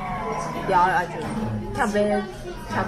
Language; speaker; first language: English; non-native, learner; Japanese